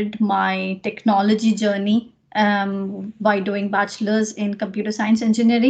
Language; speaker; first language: English; non-native, local second language; Marathi